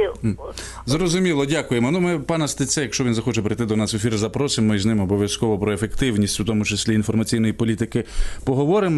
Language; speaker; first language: Ukrainian; native; Ukrainian